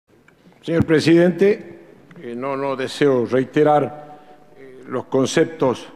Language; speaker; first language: Spanish; native; Spanish